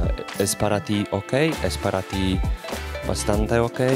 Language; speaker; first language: Spanish; non-native, learner; Polish